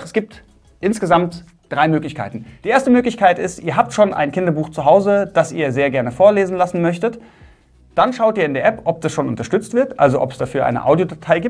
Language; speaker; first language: German; native; German